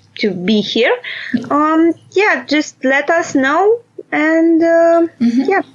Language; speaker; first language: English; non-native, fluent; Romanian